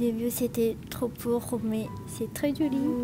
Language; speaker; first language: French; non-native, learner; Japanese